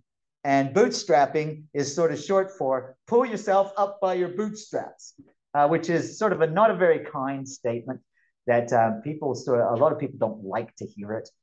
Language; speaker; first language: English; native; English